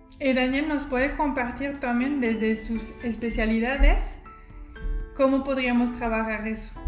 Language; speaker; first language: Spanish; non-native, fluent; French